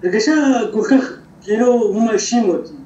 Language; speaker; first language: Hebrew; non-native, local second language; Arabic